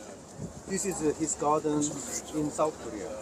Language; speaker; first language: English; non-native, local second language; Korean